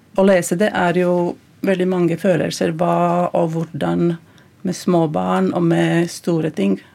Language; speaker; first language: Norwegian; non-native, fluent; Latvian